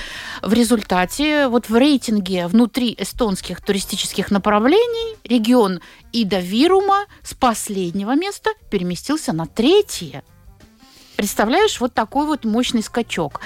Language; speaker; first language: Russian; native; Russian